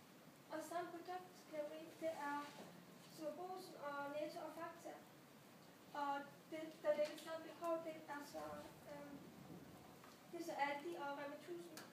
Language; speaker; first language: Danish; non-native, learner; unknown